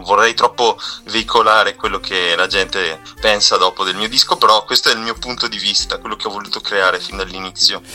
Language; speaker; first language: Italian; native; Italian